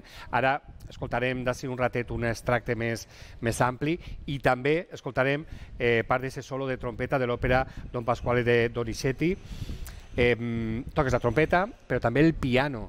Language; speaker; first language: Catalan; native; Catalan